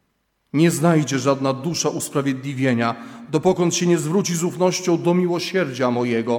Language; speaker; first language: Polish; native; Polish